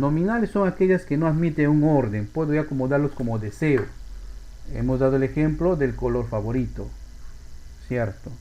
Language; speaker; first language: Spanish; native; Spanish